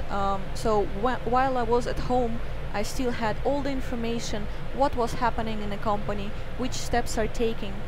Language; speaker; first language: English; non-native, fluent; Estonian